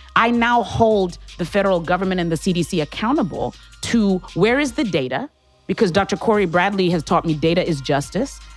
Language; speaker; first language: English; non-native, local second language; Shona